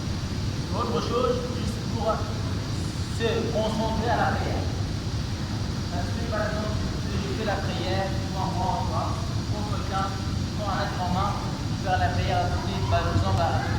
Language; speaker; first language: French; non-native, learner; Arabic